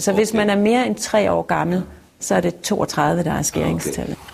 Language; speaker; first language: Danish; native; Danish